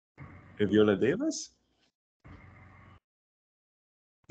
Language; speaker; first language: French; non-native, learner; English